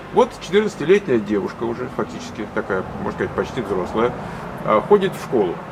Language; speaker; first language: Russian; native; Russian